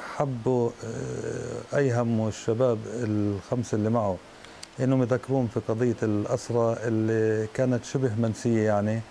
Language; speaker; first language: Arabic; native; Arabic